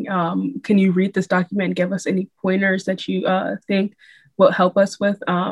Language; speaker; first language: English; native; English